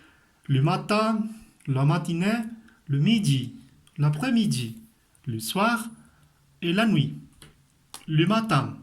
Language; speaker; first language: French; non-native, fluent; Spanish